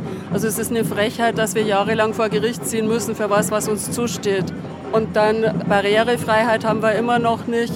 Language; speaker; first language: German; native; German